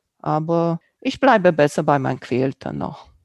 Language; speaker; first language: German; non-native, fluent; Romanian